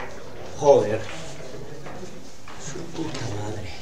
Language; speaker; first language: Spanish; native; Spanish